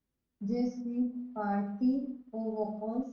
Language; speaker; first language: French; non-native, learner; Hindi